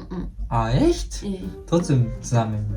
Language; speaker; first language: German; non-native, learner; Japanese